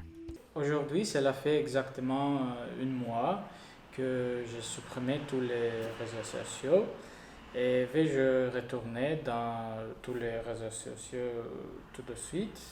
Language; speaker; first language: French; non-native, learner; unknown